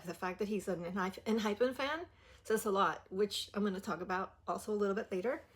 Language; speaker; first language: English; early bilingual, other home language; Spanish